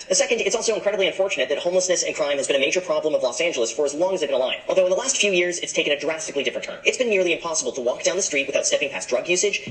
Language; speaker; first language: English; native; English